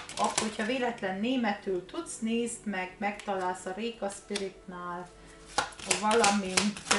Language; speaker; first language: Hungarian; non-native, fluent; German